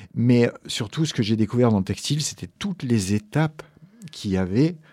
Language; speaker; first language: French; native; French